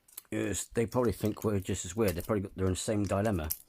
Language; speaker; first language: English; native; English